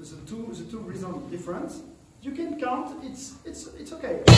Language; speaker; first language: English; non-native, learner; French